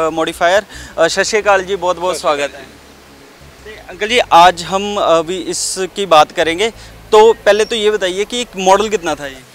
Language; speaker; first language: Hindi; non-native, local second language; Punjabi